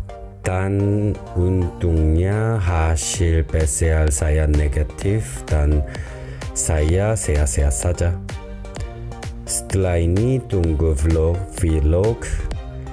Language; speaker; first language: Indonesian; non-native, learner; Korean